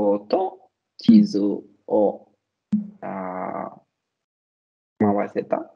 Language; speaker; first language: Japanese; non-native, learner; Italian